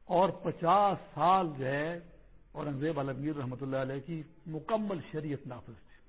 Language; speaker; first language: Urdu; non-native, local second language; Pashto